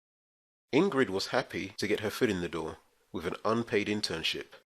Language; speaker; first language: English; native; English